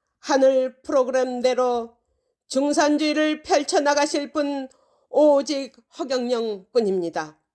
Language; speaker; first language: Korean; native; Korean